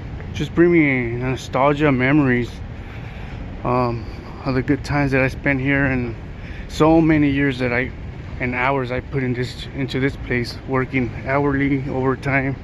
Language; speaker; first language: English; native; English